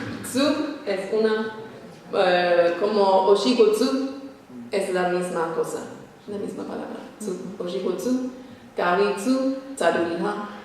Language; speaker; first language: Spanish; non-native, fluent; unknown